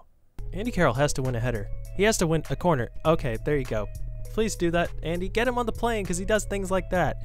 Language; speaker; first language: English; native; English